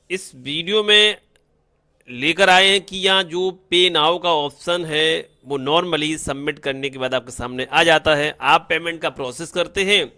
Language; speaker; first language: Hindi; native; Hindi